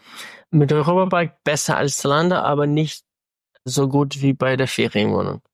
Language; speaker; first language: German; non-native, fluent; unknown